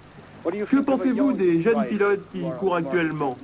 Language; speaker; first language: French; native; French